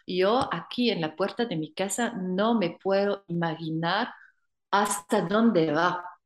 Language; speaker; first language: Spanish; non-native, fluent; French